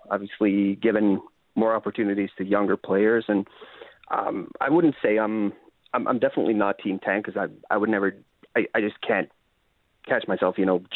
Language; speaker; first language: English; non-native, fluent; Norwegian